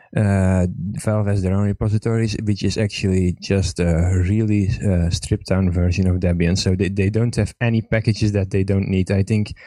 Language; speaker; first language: English; non-native, fluent; Estonian